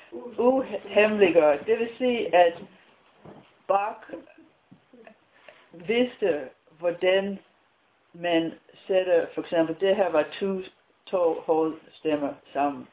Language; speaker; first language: Danish; non-native, fluent; English